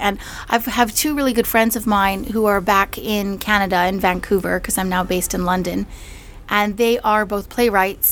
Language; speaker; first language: English; native; English